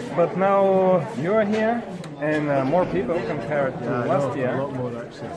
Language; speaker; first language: English; non-native, fluent; Bulgarian